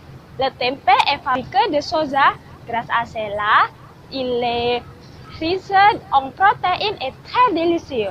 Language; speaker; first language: French; non-native, learner; Indonesian